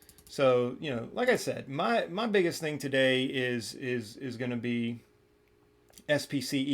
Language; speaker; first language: English; native; English